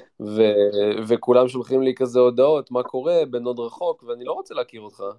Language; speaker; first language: Hebrew; native; Hebrew